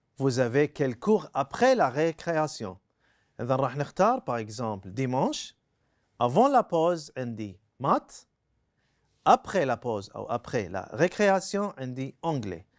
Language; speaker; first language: French; non-native, fluent; Arabic